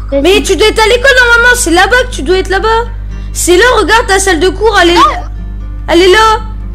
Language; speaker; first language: French; native; French